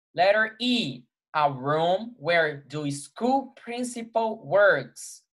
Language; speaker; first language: English; non-native, fluent; Portuguese